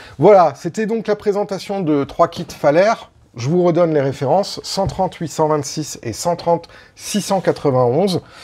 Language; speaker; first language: French; native; French